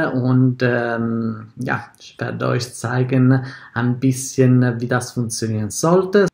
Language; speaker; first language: German; non-native, fluent; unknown